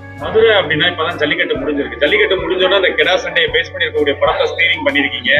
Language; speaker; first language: Tamil; native; Tamil